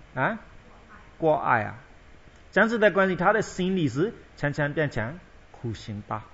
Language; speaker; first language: Chinese; non-native, fluent; Burmese